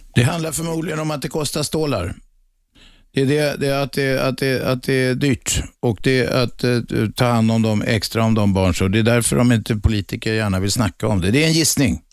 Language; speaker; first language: Swedish; native; Swedish